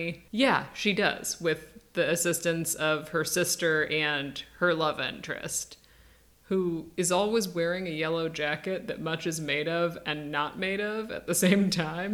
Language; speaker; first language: English; native; English